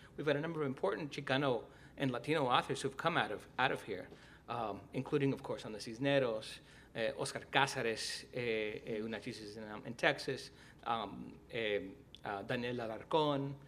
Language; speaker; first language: English; early bilingual, other home language; Spanish